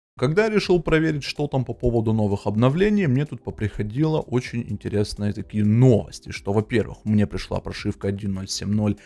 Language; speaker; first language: Russian; native; Russian